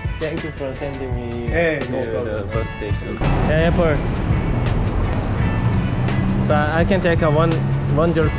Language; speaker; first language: English; non-native, learner; Korean